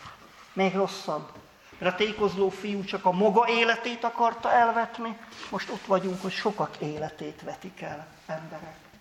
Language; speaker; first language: Hungarian; native; Hungarian